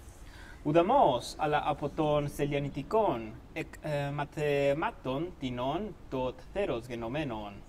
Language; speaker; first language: Greek; non-native, fluent; Spanish